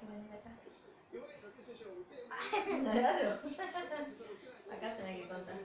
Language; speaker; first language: Spanish; native; Spanish